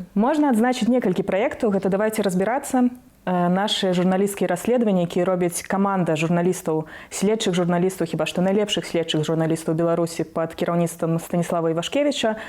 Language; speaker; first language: Belarusian; non-native, local second language; Russian